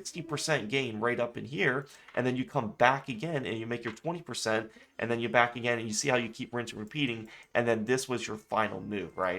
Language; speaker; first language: English; native; English